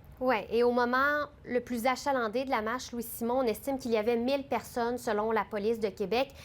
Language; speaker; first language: French; native; French